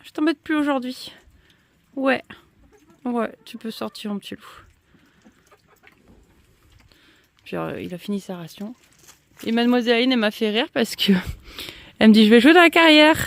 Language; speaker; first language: French; native; French